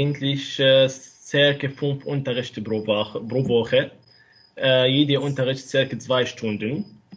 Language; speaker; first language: German; non-native, learner; Arabic